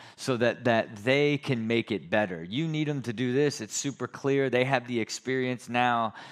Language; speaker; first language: English; native; English